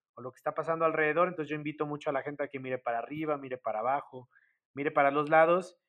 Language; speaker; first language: Spanish; native; Spanish